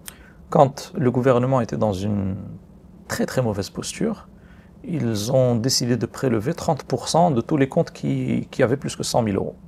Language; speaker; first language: French; non-native, local second language; Arabic